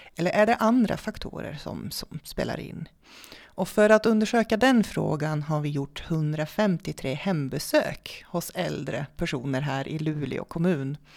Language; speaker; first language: Swedish; non-native, fluent; Dutch